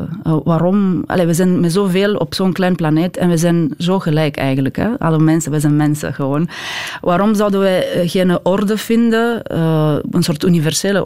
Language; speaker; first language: Dutch; non-native, fluent; Romanian